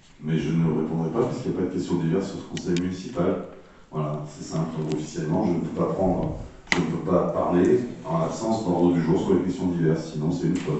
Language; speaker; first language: French; native; French